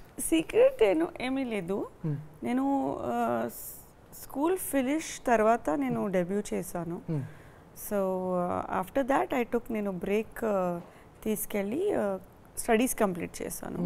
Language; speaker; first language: Telugu; non-native, fluent; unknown